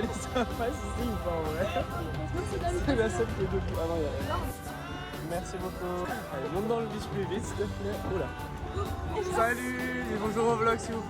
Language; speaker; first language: French; native; French